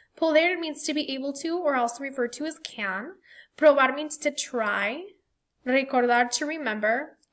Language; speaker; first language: English; native; English